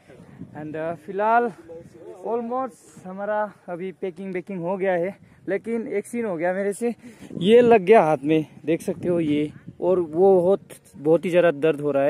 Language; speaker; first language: Hindi; non-native, local second language; Assamese